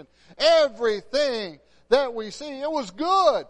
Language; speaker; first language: English; native; English